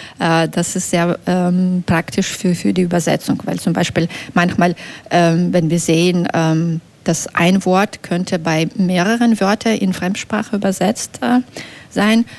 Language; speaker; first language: German; non-native, fluent; Belarusian